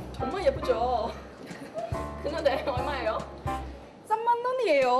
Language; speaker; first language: Korean; non-native, learner; Cantonese